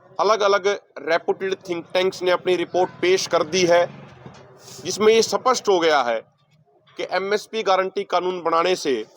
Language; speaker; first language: Hindi; native; Hindi